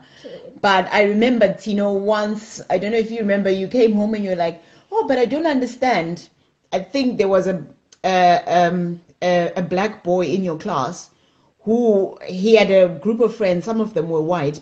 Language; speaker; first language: English; non-native, local second language; Shona